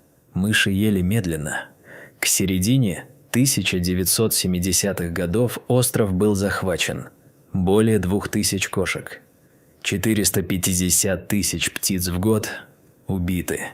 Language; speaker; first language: Russian; native; Russian